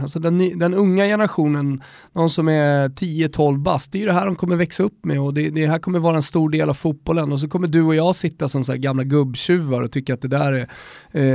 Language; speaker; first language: Swedish; native; Swedish